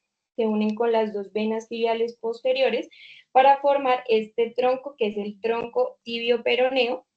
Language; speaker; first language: Spanish; native; Spanish